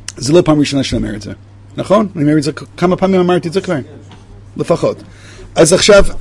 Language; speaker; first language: Hebrew; non-native, fluent; English